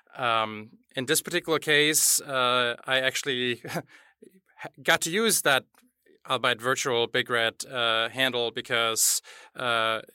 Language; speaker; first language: English; non-native, fluent; German